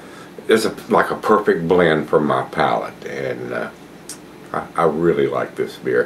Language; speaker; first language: English; native; English